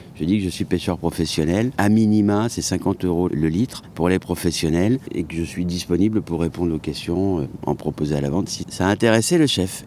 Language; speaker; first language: French; native; French